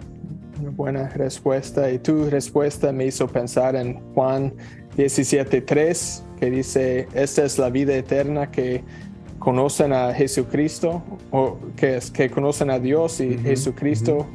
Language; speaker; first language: Spanish; non-native, fluent; English